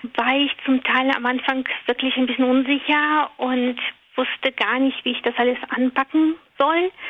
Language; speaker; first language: German; non-native, fluent; Russian